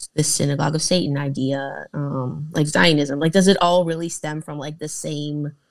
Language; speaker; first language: English; native; English